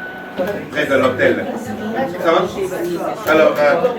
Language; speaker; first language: French; non-native, fluent; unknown